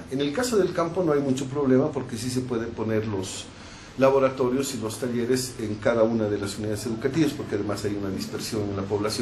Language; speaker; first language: Spanish; native; Spanish